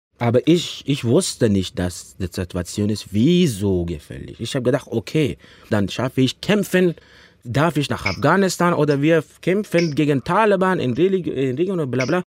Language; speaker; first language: German; non-native, learner; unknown